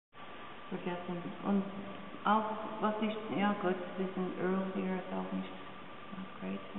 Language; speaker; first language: German; non-native, learner; English